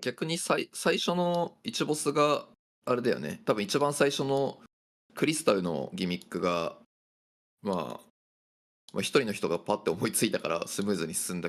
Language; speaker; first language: Japanese; native; Japanese